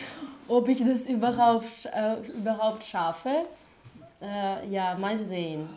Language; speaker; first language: German; non-native, fluent; Russian